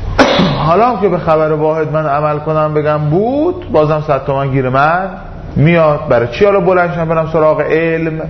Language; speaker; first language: Persian; native; Persian